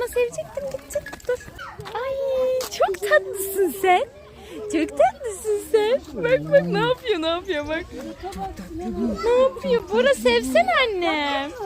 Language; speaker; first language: Turkish; native; Turkish